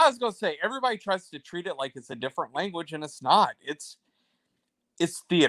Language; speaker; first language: English; native; English